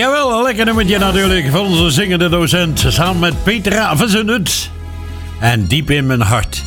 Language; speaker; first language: Dutch; native; Dutch